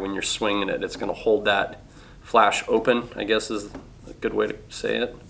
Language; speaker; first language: English; native; English